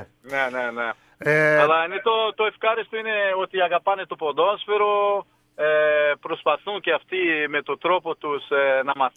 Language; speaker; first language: Greek; non-native, fluent; Portuguese